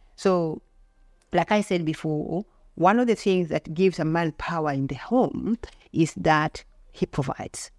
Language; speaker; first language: English; non-native, local second language; Luo (Kenya and Tanzania)